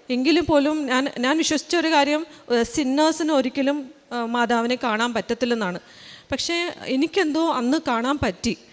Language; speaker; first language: Malayalam; early bilingual, heritage; Malayalam